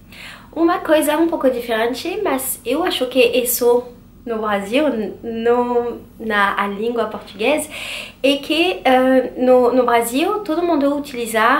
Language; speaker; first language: Portuguese; non-native, learner; French